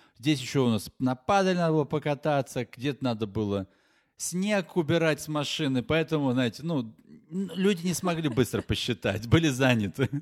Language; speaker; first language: Russian; native; Russian